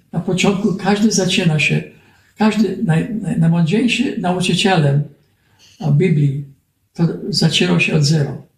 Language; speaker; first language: Polish; early bilingual, heritage; Polish